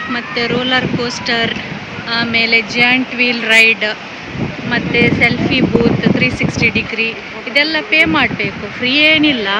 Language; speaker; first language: Kannada; non-native, local second language; Tulu